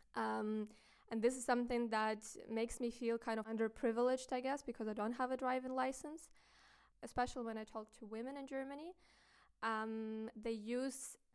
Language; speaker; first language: English; non-native, fluent; Ukrainian